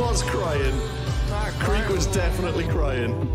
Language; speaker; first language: English; native; English